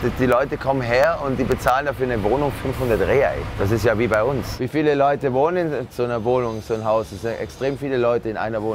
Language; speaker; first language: German; native; German